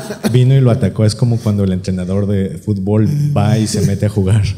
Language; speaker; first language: Spanish; native; Spanish